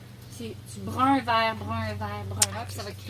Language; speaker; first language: French; native; French